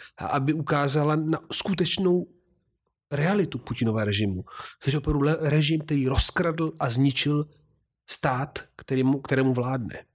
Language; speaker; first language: Czech; non-native, fluent; Italian